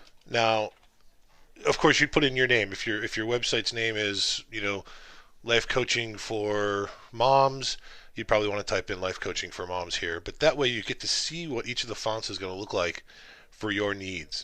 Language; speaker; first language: English; native; English